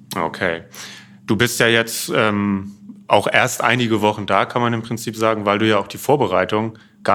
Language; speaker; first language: German; native; German